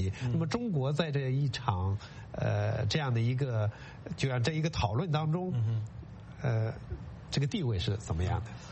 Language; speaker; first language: Chinese; native; Chinese